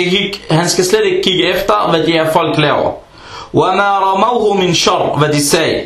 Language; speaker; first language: Danish; early bilingual, other home language; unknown